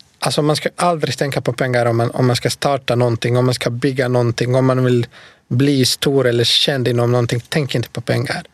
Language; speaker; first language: Swedish; non-native, fluent; Bosnian